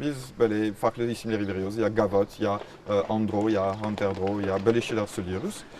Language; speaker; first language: Turkish; non-native, fluent; French